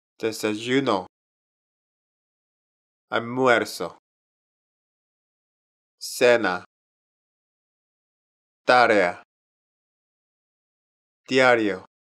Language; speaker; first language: Spanish; non-native, learner; Korean